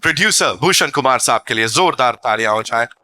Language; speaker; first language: Hindi; native; Hindi